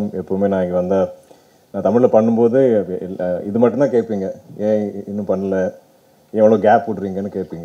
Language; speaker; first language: Tamil; non-native, local second language; Malayalam